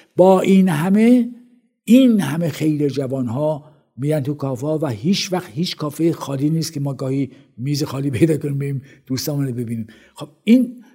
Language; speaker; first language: Persian; native; Persian